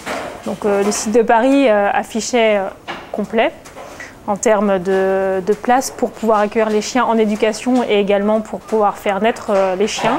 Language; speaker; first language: French; native; French